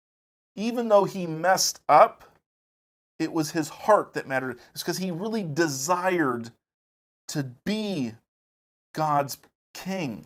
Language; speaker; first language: English; native; English